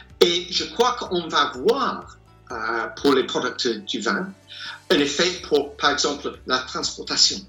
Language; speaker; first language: French; non-native, fluent; English